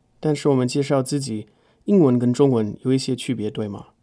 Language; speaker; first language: Chinese; non-native, fluent; English